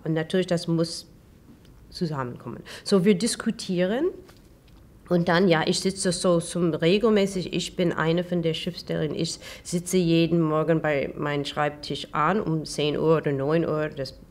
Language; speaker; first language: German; non-native, learner; English